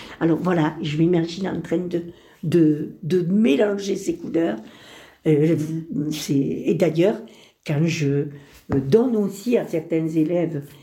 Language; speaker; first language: French; early bilingual, other home language; Spanish